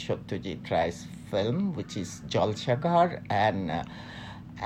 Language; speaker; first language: English; non-native, local second language; Bangla